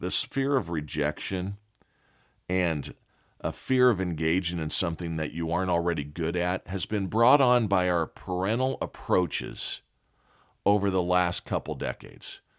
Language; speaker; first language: English; native; English